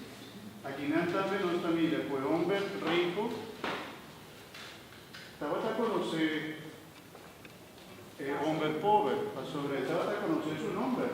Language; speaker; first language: Spanish; non-native, learner; Papiamento